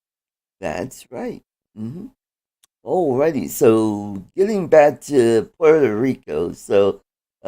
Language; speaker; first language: English; native; English